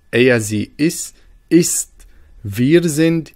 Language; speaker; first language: German; non-native, fluent; Arabic